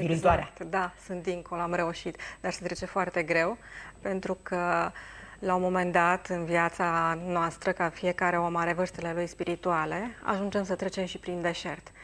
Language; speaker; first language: Romanian; native; Romanian